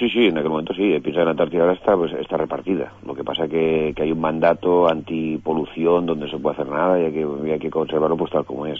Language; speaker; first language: Spanish; native; Spanish